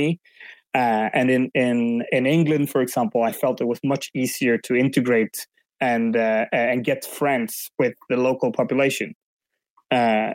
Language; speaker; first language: English; non-native, fluent; Swedish